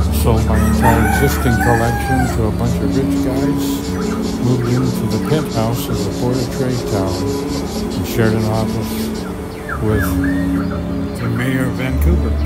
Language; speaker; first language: English; native; English